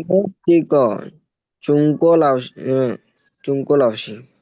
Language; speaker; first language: Chinese; non-native, learner; Bangla